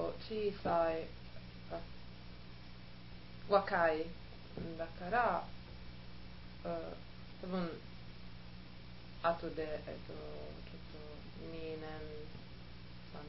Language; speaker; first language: Japanese; non-native, learner; Italian